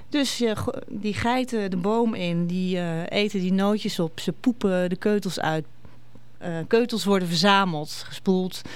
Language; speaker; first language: Dutch; native; Dutch